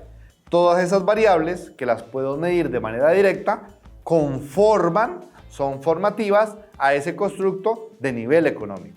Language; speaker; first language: Spanish; native; Spanish